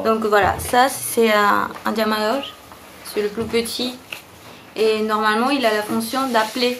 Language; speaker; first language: French; non-native, fluent; Spanish